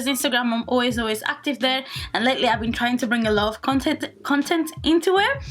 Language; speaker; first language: English; native; English